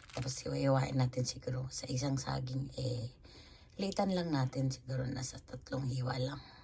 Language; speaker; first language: Filipino; non-native, local second language; Cebuano